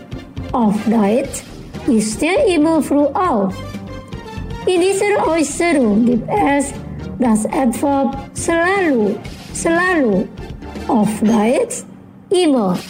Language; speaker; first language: German; non-native, fluent; Indonesian